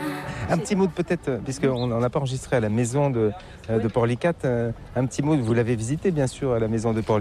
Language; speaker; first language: French; native; French